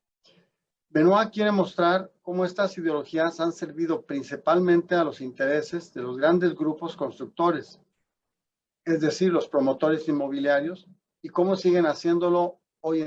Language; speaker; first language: Spanish; native; Spanish